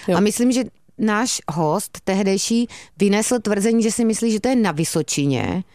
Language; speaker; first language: Czech; native; Czech